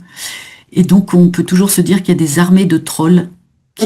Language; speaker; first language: French; native; French